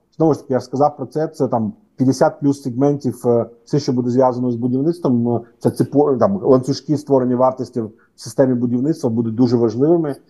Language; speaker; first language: Ukrainian; non-native, local second language; Russian